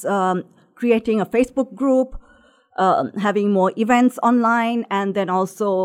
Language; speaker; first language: English; non-native, local second language; Sinhala